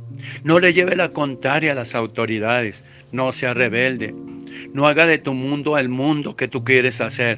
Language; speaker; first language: Spanish; native; Spanish